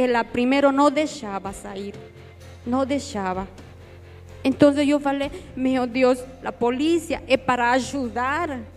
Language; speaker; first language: Portuguese; non-native, learner; Spanish